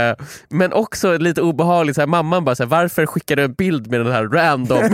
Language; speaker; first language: Swedish; native; Swedish